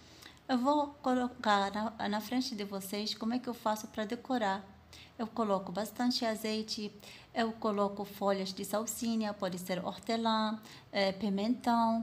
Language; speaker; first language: Portuguese; non-native, fluent; Arabic